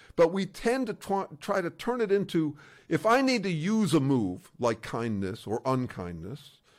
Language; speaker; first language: English; native; English